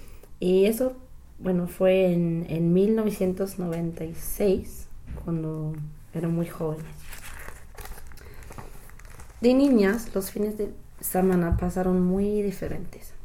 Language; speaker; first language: Spanish; non-native, learner; English